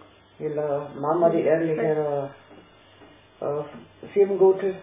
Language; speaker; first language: Italian; non-native, local second language; Slovenian